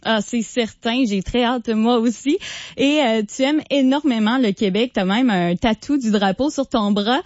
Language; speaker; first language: French; native; French